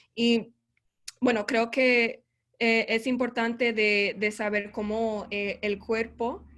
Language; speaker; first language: Spanish; early bilingual, heritage; Spanish